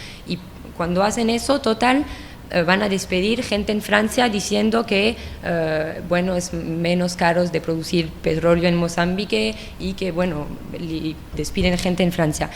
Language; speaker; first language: Spanish; non-native, fluent; French